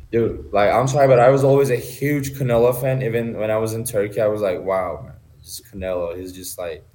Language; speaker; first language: English; non-native, fluent; Turkish